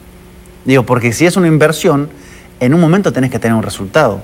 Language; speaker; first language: Spanish; native; Spanish